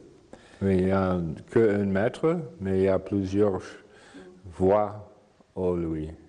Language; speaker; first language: French; non-native, fluent; English